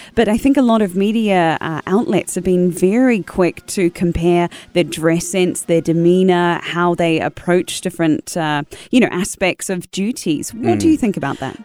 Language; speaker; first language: English; native; English